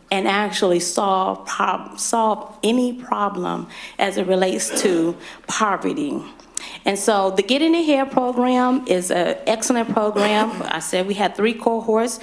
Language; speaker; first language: English; native; English